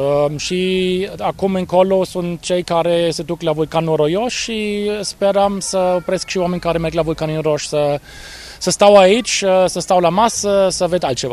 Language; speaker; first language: Romanian; non-native, fluent; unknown